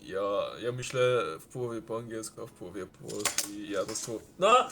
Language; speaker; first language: Polish; early bilingual, heritage; Polish